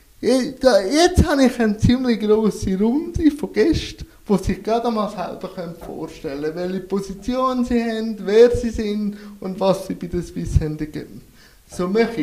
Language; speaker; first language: German; native; German